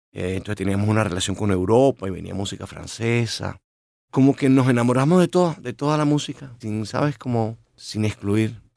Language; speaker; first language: Spanish; native; Spanish